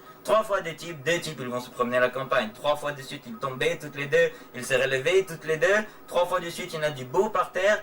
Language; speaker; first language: French; native; French